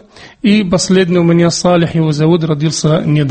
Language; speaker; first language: Russian; non-native, fluent; Arabic